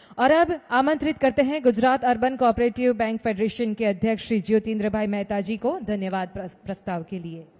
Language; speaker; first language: Hindi; non-native, local second language; Gujarati